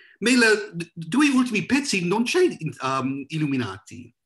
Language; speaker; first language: Italian; non-native, learner; English